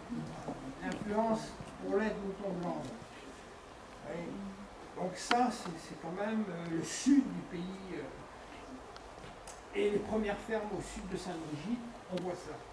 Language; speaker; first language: French; native; French